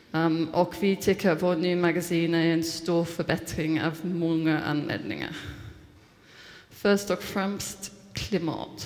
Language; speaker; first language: Swedish; non-native, fluent; English